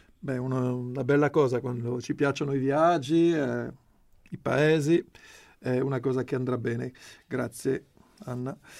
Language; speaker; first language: Italian; native; Italian